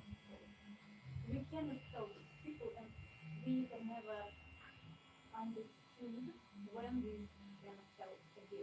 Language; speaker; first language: English; non-native, learner; Ukrainian